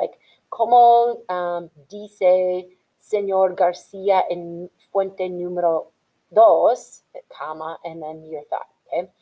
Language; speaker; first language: Spanish; non-native, fluent; English